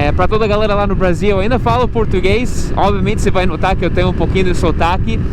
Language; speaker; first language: Portuguese; early bilingual, heritage; Portuguese